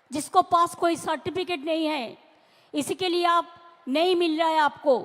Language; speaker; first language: Hindi; non-native, local second language; Bangla